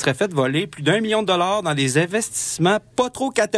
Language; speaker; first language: French; native; French